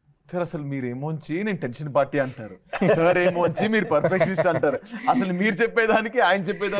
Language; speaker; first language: Telugu; native; Telugu